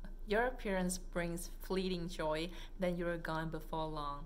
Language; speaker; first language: English; non-native, fluent; Vietnamese